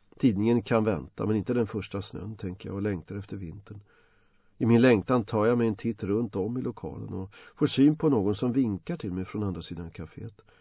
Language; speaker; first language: Swedish; non-native, fluent; Bosnian